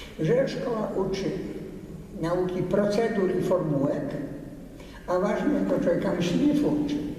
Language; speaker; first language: Polish; early bilingual, heritage; Polish